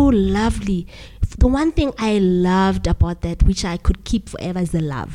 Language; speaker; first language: English; non-native, local second language; Southern Sotho